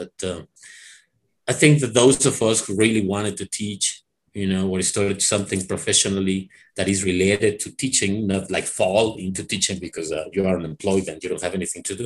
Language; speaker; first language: English; non-native, fluent; Spanish